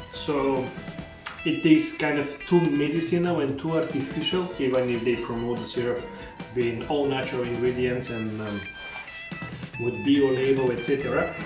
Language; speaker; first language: English; non-native, fluent; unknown